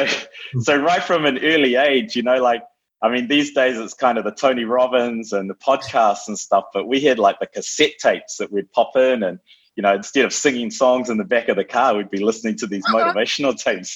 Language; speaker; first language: English; native; English